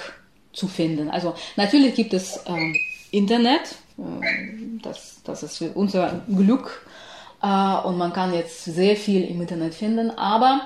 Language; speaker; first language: German; non-native, fluent; Ukrainian